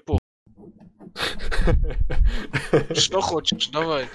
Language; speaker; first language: Russian; early bilingual, heritage; Hebrew